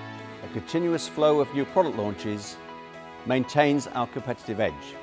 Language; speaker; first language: English; native; English